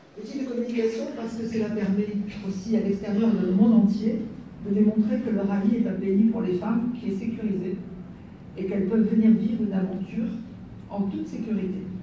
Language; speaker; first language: French; native; French